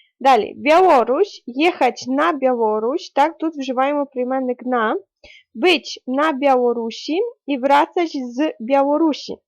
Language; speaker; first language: Polish; non-native, fluent; Ukrainian